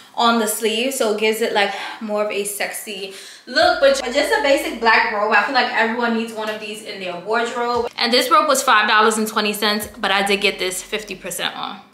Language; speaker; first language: English; native; English